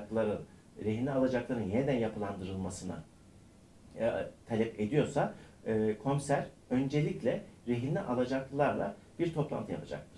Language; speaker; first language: Turkish; native; Turkish